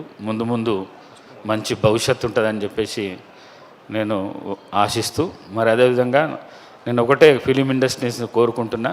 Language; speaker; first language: Telugu; native; Telugu